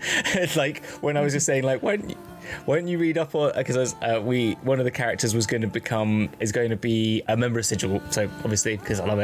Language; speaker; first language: English; native; English